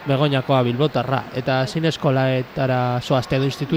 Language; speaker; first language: Basque; native; Basque